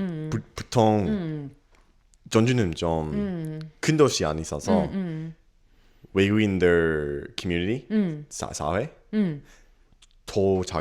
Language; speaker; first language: Korean; non-native, learner; English